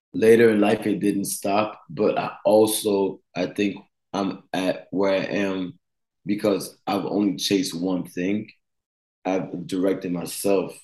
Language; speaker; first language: English; early bilingual, other home language; French